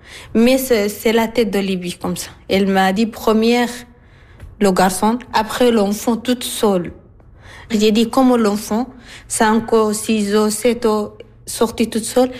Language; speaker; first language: French; non-native, learner; Arabic